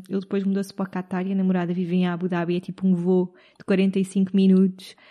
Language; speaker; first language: Portuguese; native; Portuguese